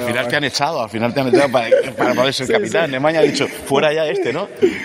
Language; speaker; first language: Spanish; native; Spanish